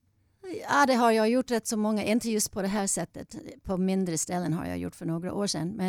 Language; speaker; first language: Swedish; non-native, fluent; English